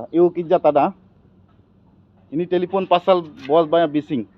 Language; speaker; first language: Indonesian; non-native, learner; Bangla